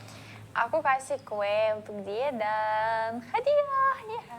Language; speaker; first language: Indonesian; non-native, learner; Russian